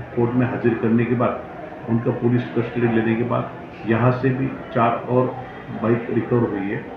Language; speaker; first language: Hindi; non-native, local second language; Marathi